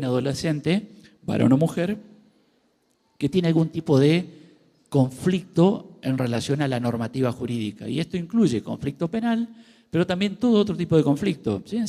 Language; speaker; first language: Spanish; native; Spanish